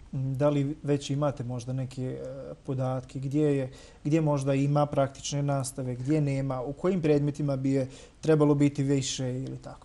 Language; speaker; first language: Croatian; native; Croatian